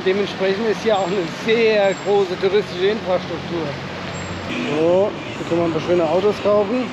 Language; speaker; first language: German; native; German